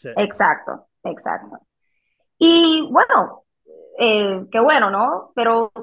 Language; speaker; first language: Spanish; early bilingual, heritage; Spanish